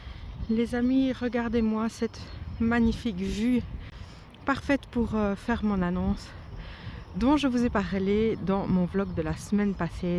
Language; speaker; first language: French; native; French